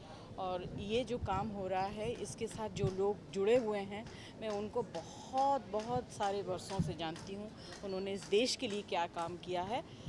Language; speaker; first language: Hindi; native; Hindi